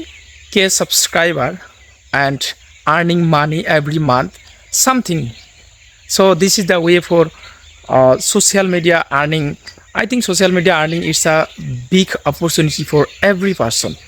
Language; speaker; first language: English; non-native, learner; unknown